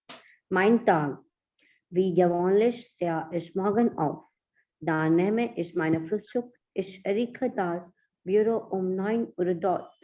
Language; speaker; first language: German; non-native, learner; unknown